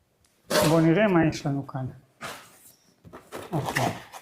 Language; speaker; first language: Hebrew; native; Hebrew